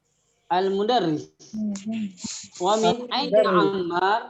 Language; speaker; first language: Arabic; non-native, fluent; Indonesian